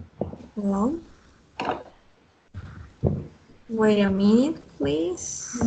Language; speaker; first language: English; non-native, fluent; Spanish